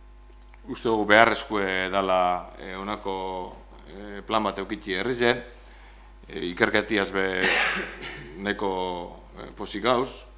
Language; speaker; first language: Basque; native; Basque